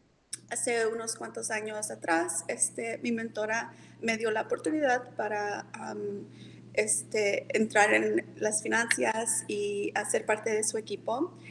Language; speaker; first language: Spanish; early bilingual, heritage; Spanish